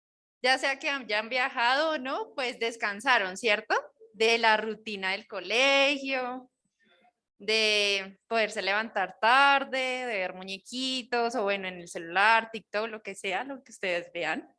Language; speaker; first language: Spanish; native; Spanish